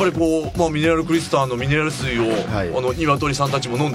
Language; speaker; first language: Japanese; native; Japanese